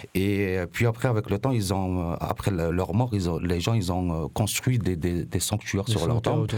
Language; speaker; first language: French; non-native, local second language; Arabic